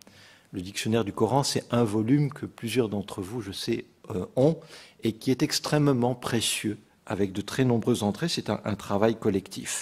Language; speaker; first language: French; native; French